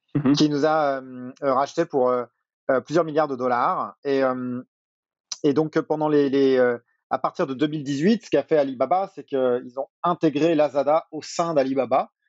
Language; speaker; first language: French; native; French